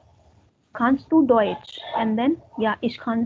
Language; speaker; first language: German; non-native, fluent; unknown